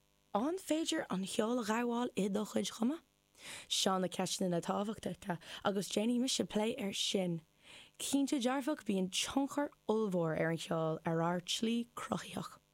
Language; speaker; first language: Irish; non-native, local second language; English